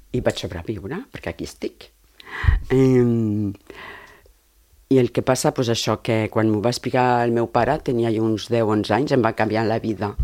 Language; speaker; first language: Catalan; early bilingual, heritage; Catalan